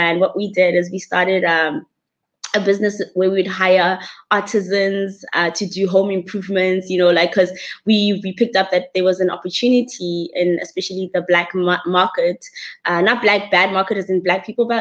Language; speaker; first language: English; non-native, local second language; Tswana